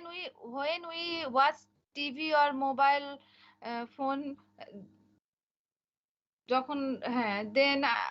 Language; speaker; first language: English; non-native, learner; Bangla